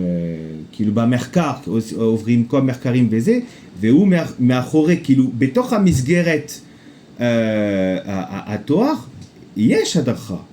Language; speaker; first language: Hebrew; non-native, fluent; French